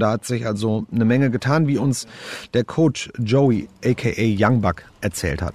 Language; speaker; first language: German; native; German